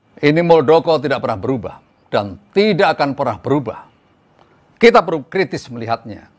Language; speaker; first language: Indonesian; native; Indonesian